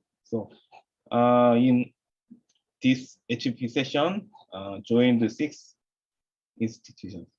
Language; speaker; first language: English; non-native, learner; Korean